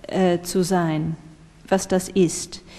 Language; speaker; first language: German; non-native, fluent; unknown